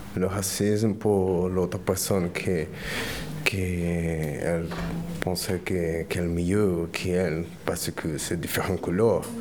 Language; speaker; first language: French; non-native, learner; Portuguese